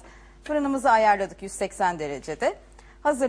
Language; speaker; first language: Turkish; native; Turkish